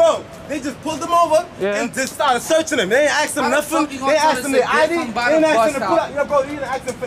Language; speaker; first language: English; native; English